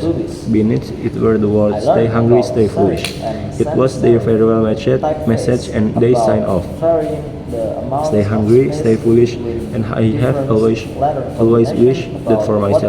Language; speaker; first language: English; non-native, learner; Indonesian